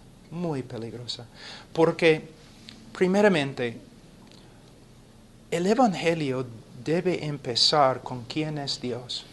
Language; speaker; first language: Spanish; non-native, fluent; English